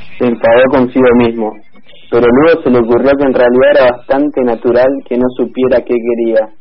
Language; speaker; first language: Spanish; native; Spanish